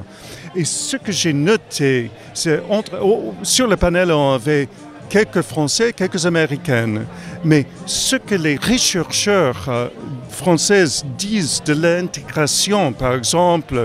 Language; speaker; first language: French; non-native, fluent; English